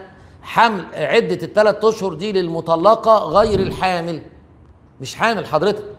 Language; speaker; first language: Arabic; native; Arabic